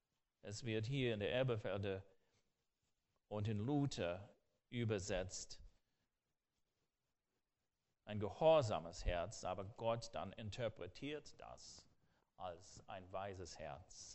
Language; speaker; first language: German; non-native, fluent; English